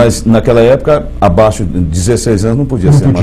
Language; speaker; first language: Portuguese; native; Portuguese